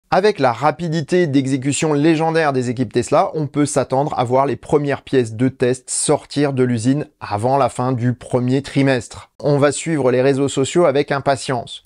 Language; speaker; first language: French; native; French